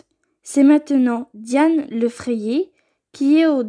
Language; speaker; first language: French; native; French